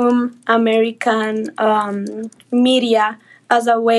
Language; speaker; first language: English; non-native, fluent; Spanish